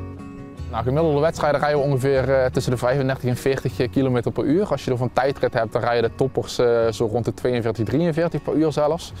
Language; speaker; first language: Dutch; native; Dutch